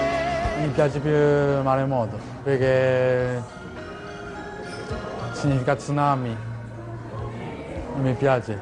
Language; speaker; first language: Italian; non-native, learner; Japanese